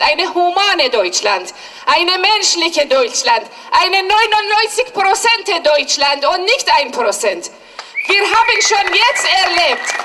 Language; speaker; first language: German; non-native, fluent; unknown